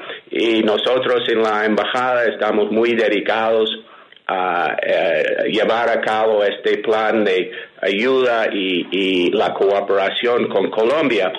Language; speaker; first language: Spanish; non-native, fluent; English